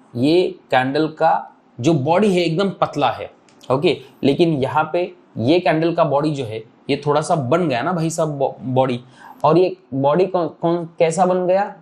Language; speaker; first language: Hindi; non-native, local second language; Marathi